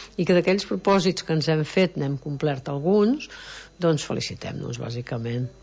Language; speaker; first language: Catalan; native; Catalan